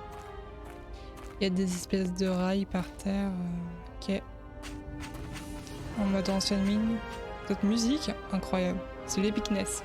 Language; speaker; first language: French; native; French